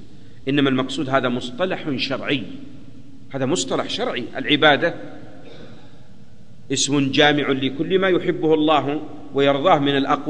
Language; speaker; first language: Arabic; native; Arabic